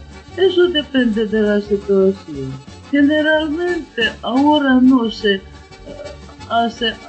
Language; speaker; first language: Spanish; non-native, learner; Ukrainian